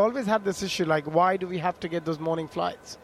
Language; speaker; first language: English; non-native, local second language; Bangla